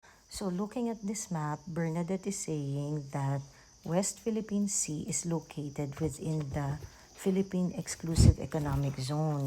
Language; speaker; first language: English; non-native, local second language; Filipino